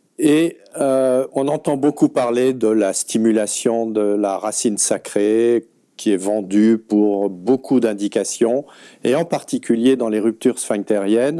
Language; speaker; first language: French; native; French